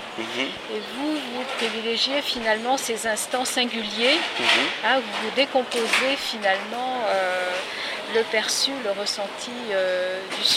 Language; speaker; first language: French; native; French